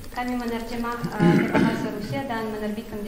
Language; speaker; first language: Indonesian; non-native, fluent; Russian